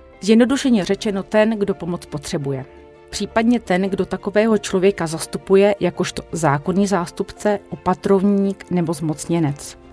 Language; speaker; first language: Czech; native; Czech